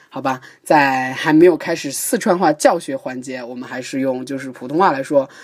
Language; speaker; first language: Chinese; native; Chinese